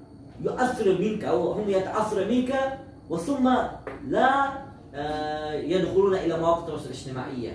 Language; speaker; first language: Arabic; non-native, learner; Uzbek